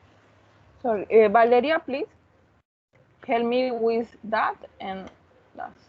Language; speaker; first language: English; non-native, learner; Spanish